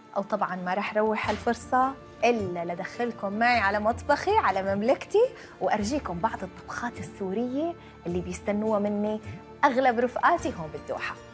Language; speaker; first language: Arabic; native; Arabic